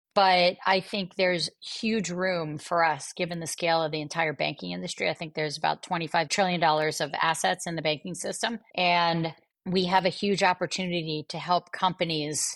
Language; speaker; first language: English; native; English